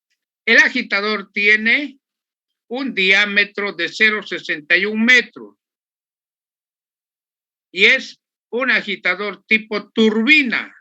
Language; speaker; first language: Spanish; native; Spanish